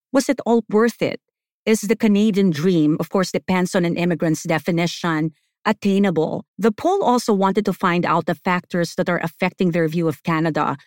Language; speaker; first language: English; non-native, local second language; Filipino